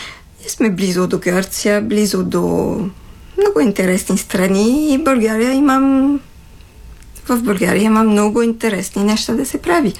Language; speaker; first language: Bulgarian; non-native, fluent; French